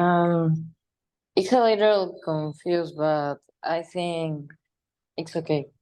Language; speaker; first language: English; non-native, learner; Spanish